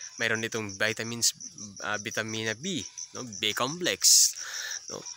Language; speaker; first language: Filipino; non-native, local second language; Cebuano